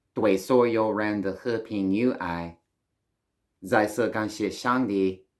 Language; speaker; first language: Chinese; non-native, learner; English